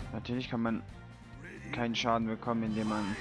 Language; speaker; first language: German; native; German